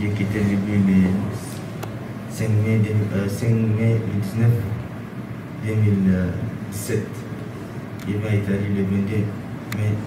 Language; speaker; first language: French; non-native, learner; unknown